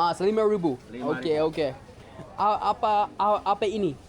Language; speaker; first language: Indonesian; non-native, learner; English